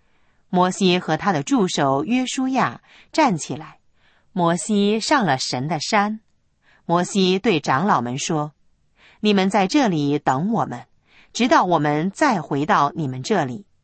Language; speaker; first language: Chinese; native; Chinese